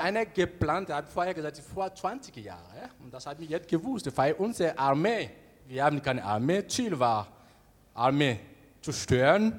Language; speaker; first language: German; non-native, learner; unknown